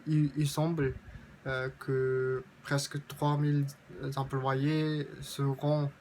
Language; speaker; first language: French; non-native, learner; Japanese